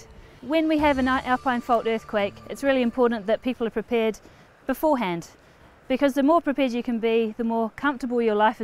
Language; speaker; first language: English; native; English